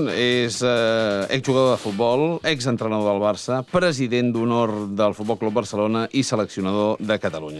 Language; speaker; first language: Catalan; native; Catalan